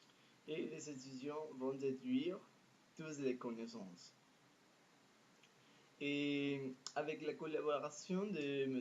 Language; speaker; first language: French; non-native, fluent; Spanish